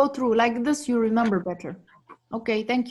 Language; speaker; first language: English; non-native, fluent; Tibetan